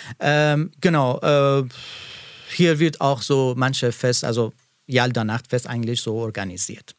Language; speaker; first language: German; non-native, learner; Persian